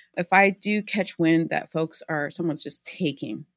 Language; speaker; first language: English; early bilingual, other home language; Spanish